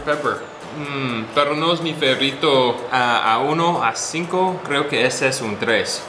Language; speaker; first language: Spanish; non-native, learner; English